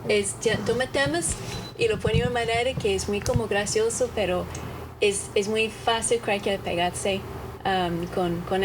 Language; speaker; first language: Spanish; non-native, fluent; English